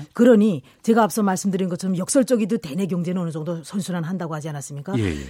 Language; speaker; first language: Korean; native; Korean